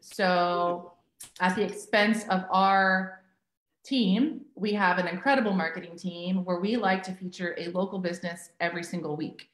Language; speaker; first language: English; native; English